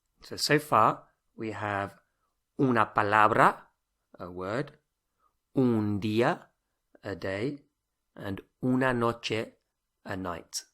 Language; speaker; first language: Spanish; non-native, fluent; English